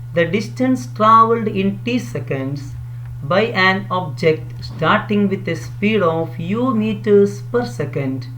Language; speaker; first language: English; non-native, local second language; Malayalam